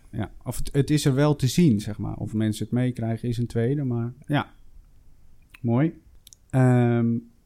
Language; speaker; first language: Dutch; native; Dutch